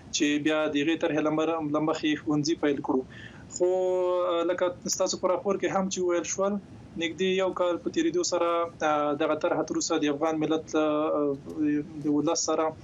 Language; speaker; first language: Pashto; native; Pashto